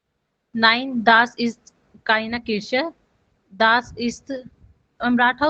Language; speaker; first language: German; non-native, learner; Hindi